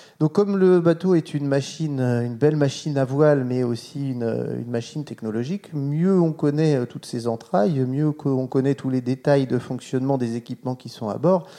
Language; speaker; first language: French; native; French